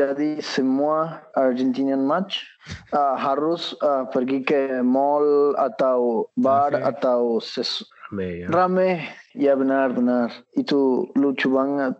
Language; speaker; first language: Indonesian; non-native, learner; Spanish